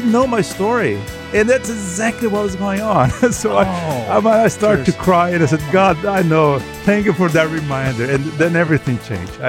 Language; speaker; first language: English; non-native, fluent; Portuguese